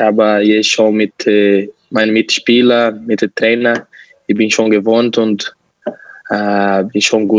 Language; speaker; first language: German; non-native, learner; Portuguese